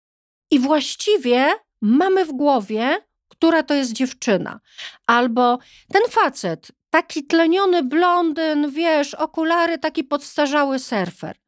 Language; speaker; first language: Polish; native; Polish